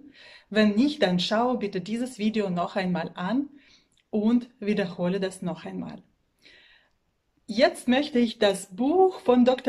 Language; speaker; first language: German; non-native, fluent; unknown